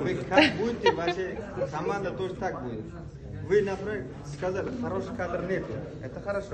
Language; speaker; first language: Russian; non-native, local second language; Uzbek